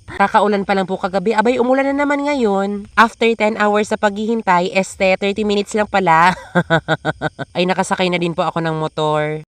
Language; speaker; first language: Filipino; non-native, local second language; Bikol